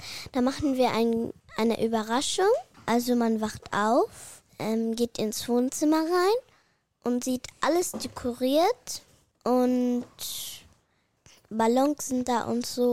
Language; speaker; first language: German; early bilingual, other home language; Arabic